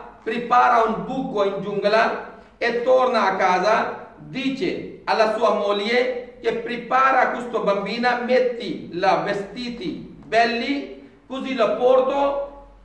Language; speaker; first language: Italian; non-native, fluent; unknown